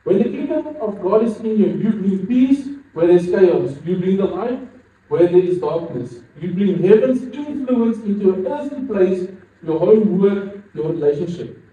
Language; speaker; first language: English; non-native, local second language; Afrikaans